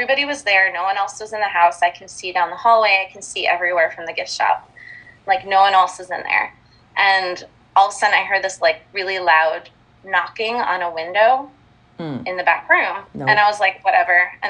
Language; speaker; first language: English; native; English